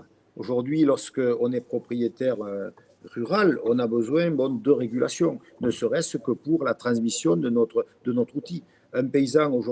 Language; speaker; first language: French; native; French